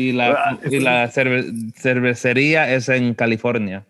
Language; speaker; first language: Spanish; early bilingual, heritage; Spanish